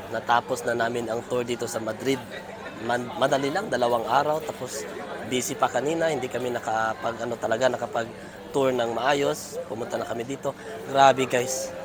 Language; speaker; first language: Filipino; non-native, local second language; Cebuano